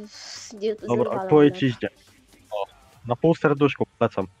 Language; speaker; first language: Polish; native; Polish